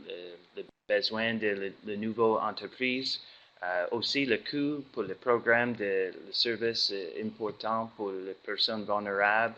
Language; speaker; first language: French; non-native, learner; English